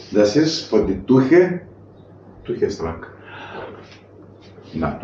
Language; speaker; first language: German; non-native, learner; Greek